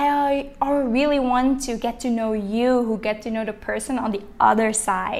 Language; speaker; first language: English; non-native, fluent; Dutch